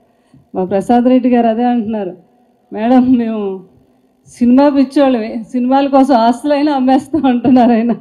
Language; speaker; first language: Telugu; native; Telugu